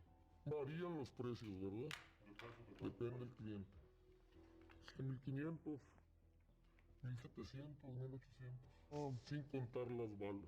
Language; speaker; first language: Spanish; native; Spanish